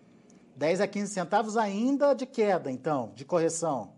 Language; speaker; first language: Portuguese; native; Portuguese